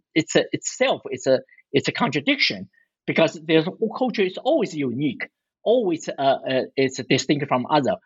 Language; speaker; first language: English; non-native, fluent; Chinese